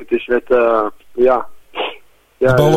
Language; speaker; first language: Dutch; native; Dutch